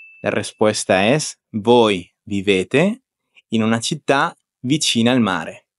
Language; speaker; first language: Italian; non-native, fluent; Spanish